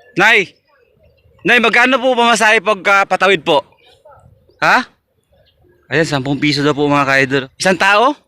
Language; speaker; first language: Filipino; non-native, local second language; Cebuano